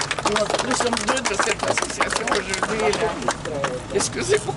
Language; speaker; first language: French; non-native, fluent; Russian